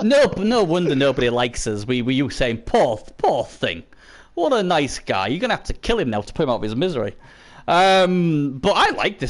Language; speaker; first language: English; native; English